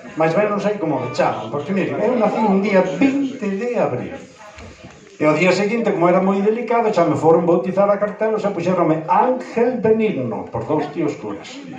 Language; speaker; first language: Galician; native; Galician